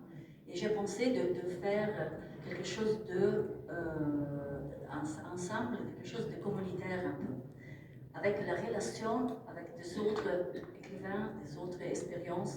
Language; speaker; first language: French; non-native, fluent; Italian